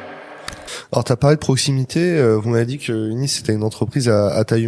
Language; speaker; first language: French; native; French